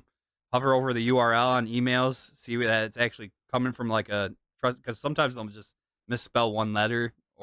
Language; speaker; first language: English; native; English